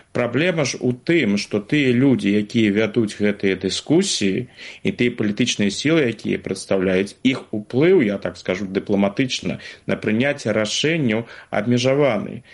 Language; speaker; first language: Belarusian; non-native, local second language; Russian